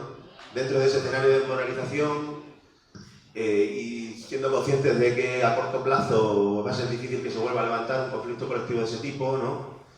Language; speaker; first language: Spanish; native; Spanish